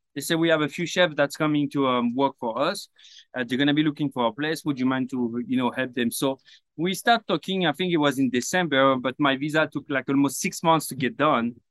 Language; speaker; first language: English; non-native, fluent; French